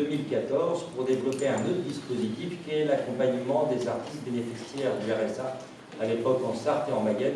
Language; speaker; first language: French; native; French